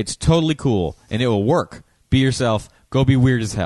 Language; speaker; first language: English; native; English